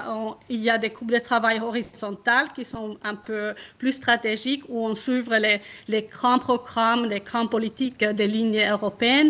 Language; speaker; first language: French; non-native, fluent; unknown